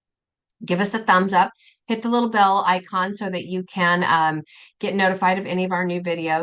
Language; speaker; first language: English; native; English